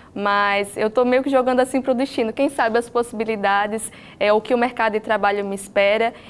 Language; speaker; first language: Portuguese; native; Portuguese